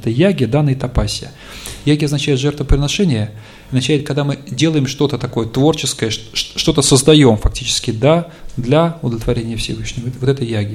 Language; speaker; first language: Russian; native; Russian